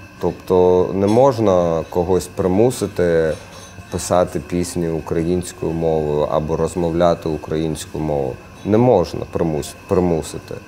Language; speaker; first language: Ukrainian; non-native, local second language; Russian